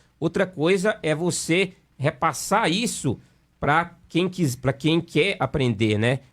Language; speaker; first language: Portuguese; native; Portuguese